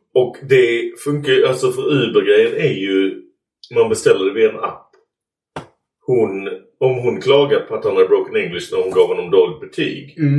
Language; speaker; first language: Swedish; native; Swedish